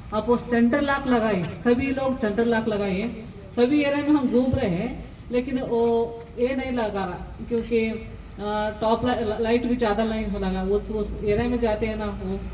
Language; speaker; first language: Hindi; non-native, local second language; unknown